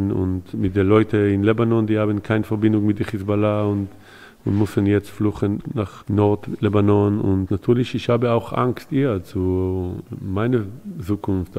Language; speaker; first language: German; non-native, learner; Hebrew